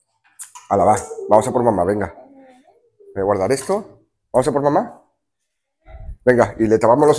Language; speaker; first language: Spanish; native; Spanish